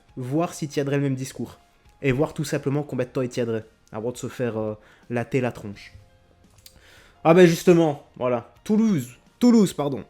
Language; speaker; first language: French; native; French